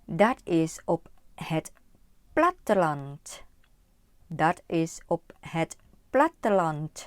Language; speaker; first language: Dutch; non-native, learner; Thai